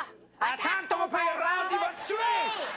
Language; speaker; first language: French; native; French